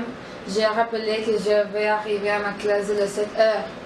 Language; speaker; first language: French; non-native, learner; Spanish